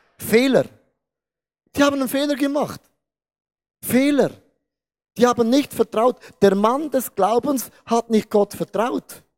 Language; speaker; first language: German; non-native, fluent; Portuguese